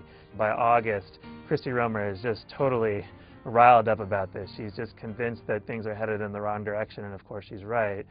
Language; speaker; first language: English; native; English